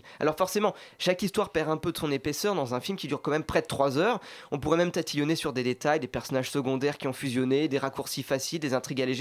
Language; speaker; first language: French; native; French